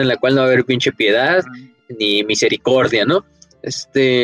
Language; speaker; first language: Spanish; native; Spanish